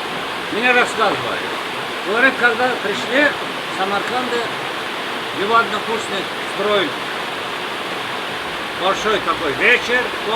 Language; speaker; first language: Russian; non-native, fluent; Azerbaijani